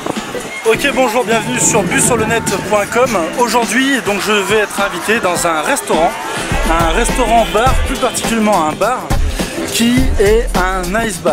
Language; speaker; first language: French; native; French